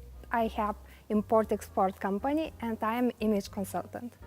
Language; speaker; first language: English; non-native, learner; Lithuanian